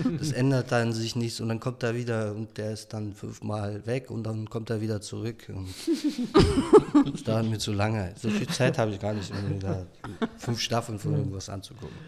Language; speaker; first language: German; early bilingual, other home language; Polish